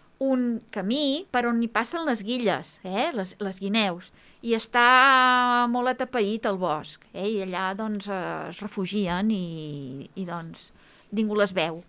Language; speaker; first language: Catalan; native; Catalan